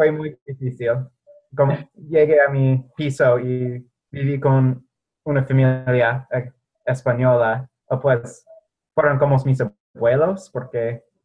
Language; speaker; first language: Spanish; non-native, fluent; English